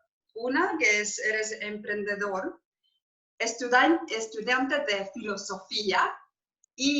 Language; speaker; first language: Spanish; non-native, learner; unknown